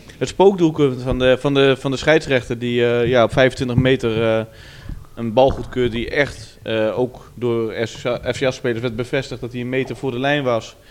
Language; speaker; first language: Dutch; native; Dutch